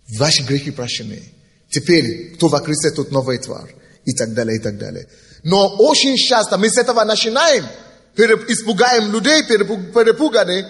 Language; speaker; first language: Russian; non-native, fluent; Yoruba